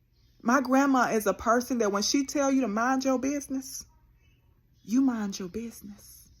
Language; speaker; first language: English; native; English